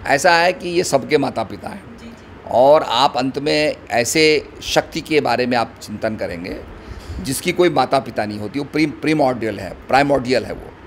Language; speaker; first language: Hindi; native; Hindi